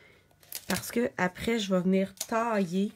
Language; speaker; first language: French; native; French